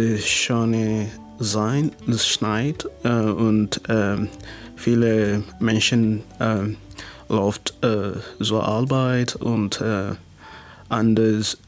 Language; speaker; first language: German; non-native, learner; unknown